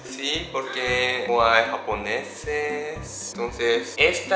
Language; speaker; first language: Spanish; non-native, learner; Japanese